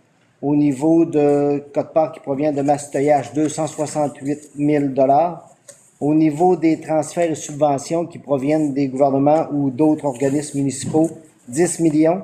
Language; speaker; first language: French; native; French